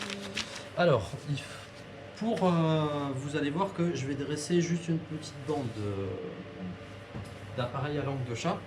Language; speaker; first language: French; native; French